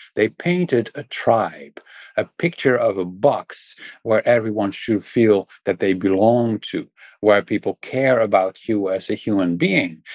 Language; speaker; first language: English; non-native, fluent; Dutch